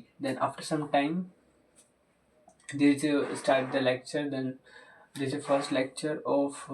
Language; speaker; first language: English; non-native, local second language; Hindi